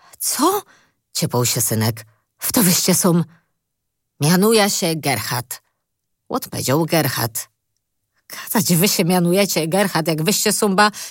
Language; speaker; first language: Polish; native; Polish